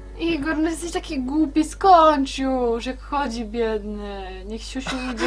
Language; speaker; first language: Polish; native; Polish